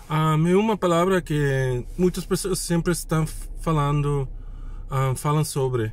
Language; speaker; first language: Portuguese; non-native, fluent; English